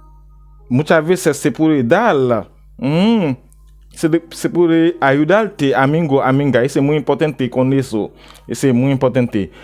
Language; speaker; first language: Spanish; non-native, learner; Haitian Creole